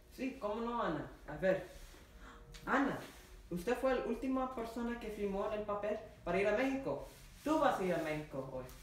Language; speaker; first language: Spanish; non-native, learner; English